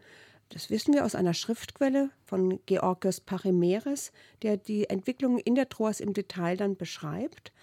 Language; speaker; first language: German; native; German